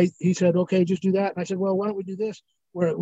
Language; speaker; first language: English; native; English